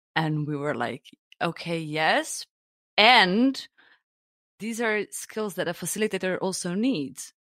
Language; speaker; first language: English; non-native, fluent; Slovenian